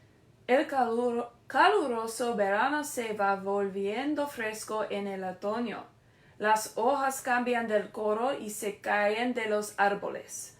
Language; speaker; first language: Spanish; non-native, learner; English